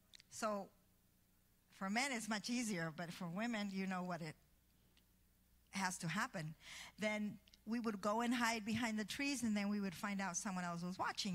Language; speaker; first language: English; early bilingual, other home language; Spanish